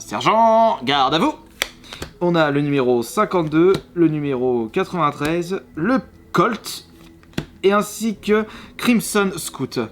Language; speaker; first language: French; native; French